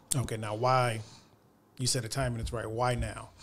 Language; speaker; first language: English; native; English